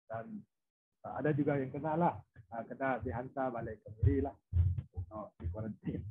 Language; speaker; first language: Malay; non-native, local second language; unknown